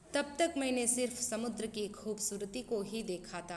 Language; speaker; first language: Hindi; non-native, local second language; Kannada